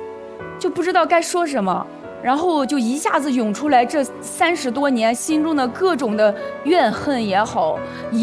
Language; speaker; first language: Chinese; native; Chinese